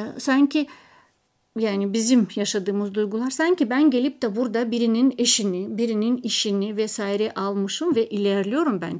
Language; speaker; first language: Turkish; non-native, fluent; Russian